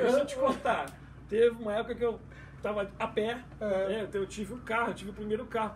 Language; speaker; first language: Portuguese; native; Portuguese